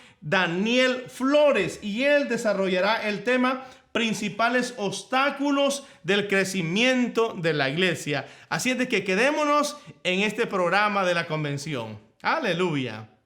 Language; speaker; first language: Spanish; native; Spanish